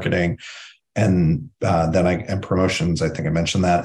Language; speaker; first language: English; native; English